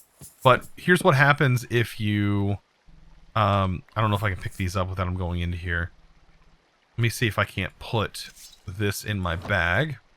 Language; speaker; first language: English; native; English